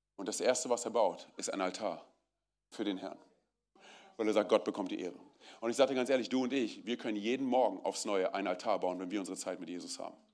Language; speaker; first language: German; early bilingual, other home language; Romanian